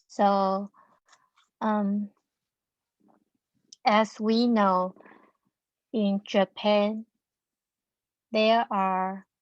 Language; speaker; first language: English; non-native, learner; Chinese